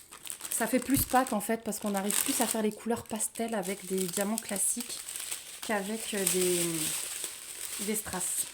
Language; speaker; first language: French; native; French